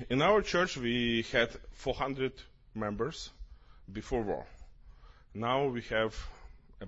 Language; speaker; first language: English; non-native, learner; Ukrainian